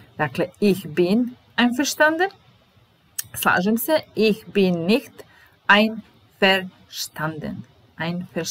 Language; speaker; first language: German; non-native, fluent; Serbian